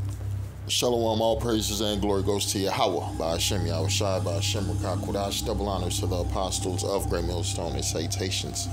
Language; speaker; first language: English; native; English